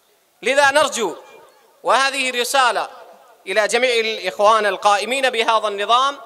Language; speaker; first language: Arabic; non-native, fluent; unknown